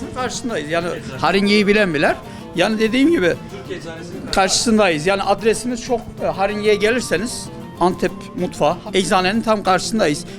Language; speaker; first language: Turkish; native; Turkish